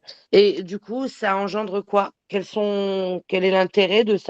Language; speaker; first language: French; native; French